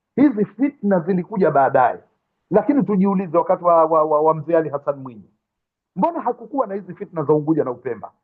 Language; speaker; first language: Swahili; native; Swahili